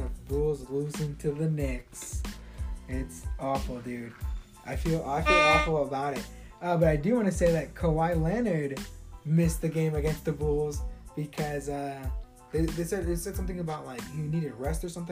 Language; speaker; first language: English; early bilingual, other home language; Spanish